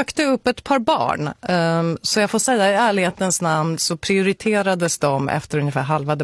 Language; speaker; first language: Swedish; native; Swedish